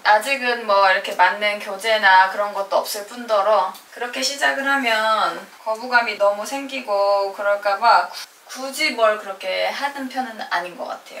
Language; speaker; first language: Korean; native; Korean